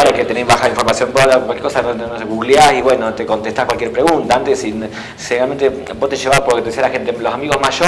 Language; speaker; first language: Spanish; native; Spanish